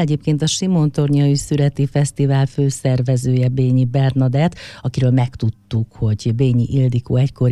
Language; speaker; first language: Hungarian; native; Hungarian